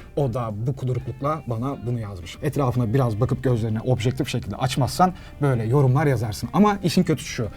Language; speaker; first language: Turkish; native; Turkish